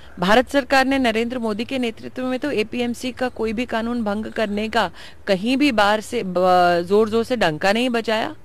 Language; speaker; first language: Hindi; native; Hindi